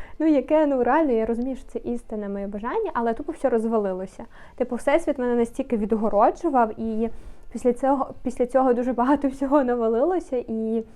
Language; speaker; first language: Ukrainian; non-native, local second language; Russian